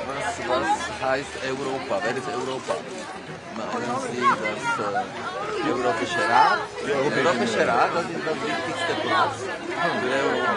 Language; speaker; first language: German; non-native, fluent; Czech